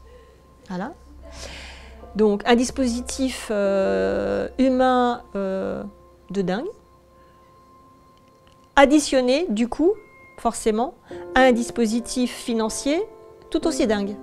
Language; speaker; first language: French; native; French